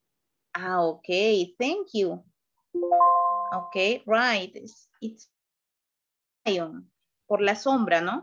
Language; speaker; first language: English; non-native, learner; Spanish